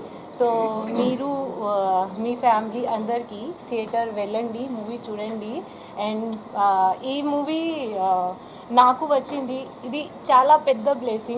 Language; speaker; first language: Telugu; non-native, learner; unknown